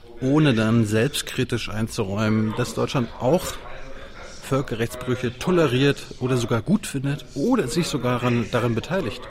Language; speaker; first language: German; native; German